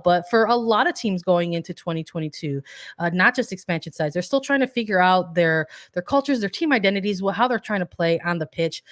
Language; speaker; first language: English; native; English